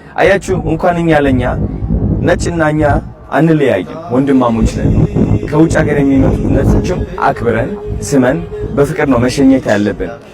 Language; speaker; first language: Amharic; non-native, local second language; Tigrinya